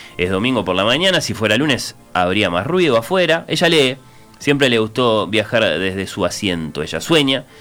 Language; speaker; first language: Spanish; native; Spanish